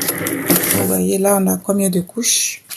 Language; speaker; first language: French; native; French